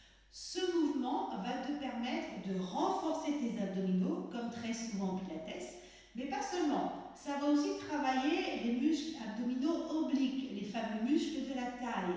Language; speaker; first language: French; native; French